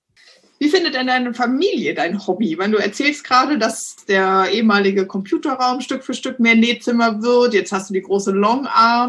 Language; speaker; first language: German; native; German